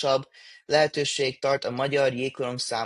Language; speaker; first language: Hungarian; early bilingual, heritage; English